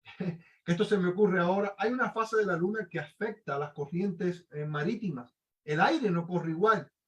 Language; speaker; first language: Spanish; native; Spanish